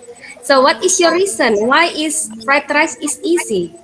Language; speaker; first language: English; non-native, fluent; Indonesian